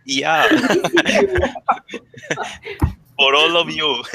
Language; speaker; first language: English; non-native, learner; Spanish